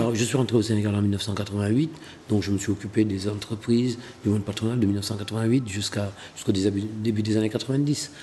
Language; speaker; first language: French; non-native, local second language; Wolof